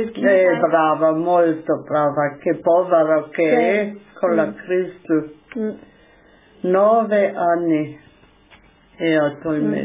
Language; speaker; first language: Italian; non-native, local second language; German